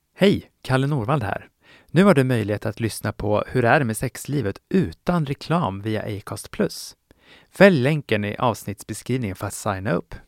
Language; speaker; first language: Swedish; native; Swedish